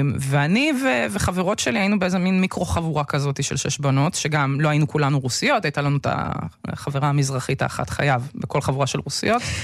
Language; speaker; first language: Hebrew; early bilingual, other home language; Russian